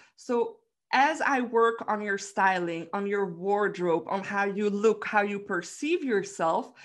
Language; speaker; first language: English; non-native, fluent; Dutch